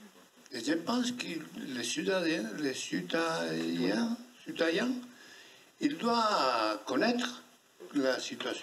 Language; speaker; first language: French; non-native, fluent; Spanish